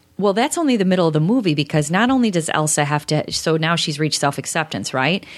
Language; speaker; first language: English; native; English